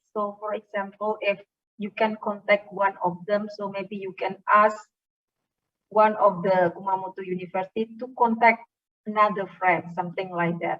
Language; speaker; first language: English; non-native, fluent; Indonesian